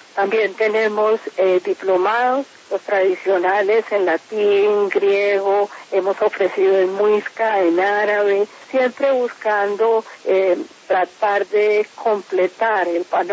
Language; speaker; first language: Spanish; native; Spanish